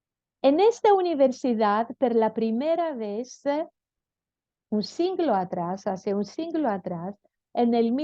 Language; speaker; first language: Spanish; non-native, fluent; Greek